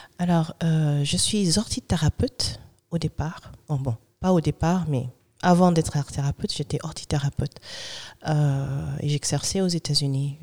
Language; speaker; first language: French; non-native, fluent; English